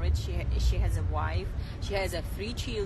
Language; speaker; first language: English; non-native, learner; Russian